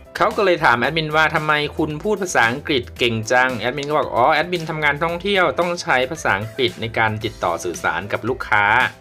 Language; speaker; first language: Thai; native; Thai